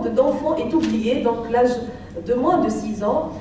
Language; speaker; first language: French; non-native, local second language; Arabic